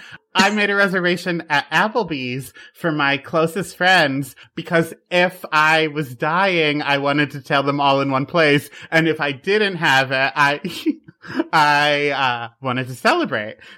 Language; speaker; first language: English; native; English